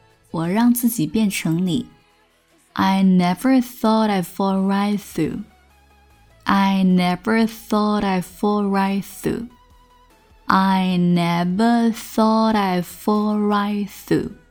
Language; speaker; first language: English; non-native, fluent; Chinese